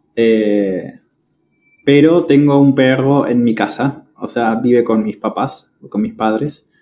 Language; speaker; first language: Spanish; native; Spanish